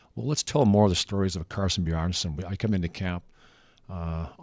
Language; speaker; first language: English; native; English